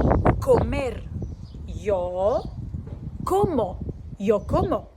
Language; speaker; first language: Spanish; non-native, fluent; Slovak